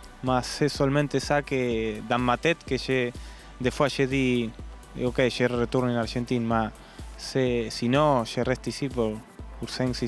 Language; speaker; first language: French; non-native, learner; Spanish